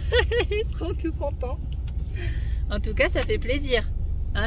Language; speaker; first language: French; native; French